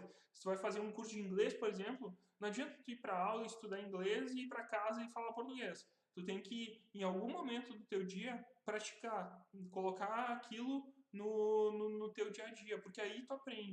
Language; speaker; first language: Portuguese; native; Portuguese